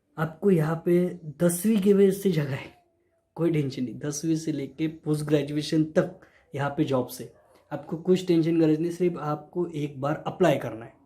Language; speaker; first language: Hindi; non-native, local second language; Marathi